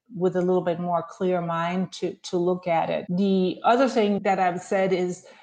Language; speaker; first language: English; non-native, fluent; Danish